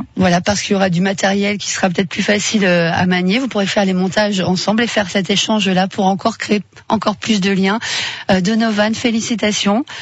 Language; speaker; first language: French; native; French